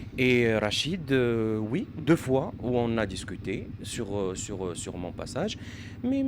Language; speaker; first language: French; non-native, local second language; Arabic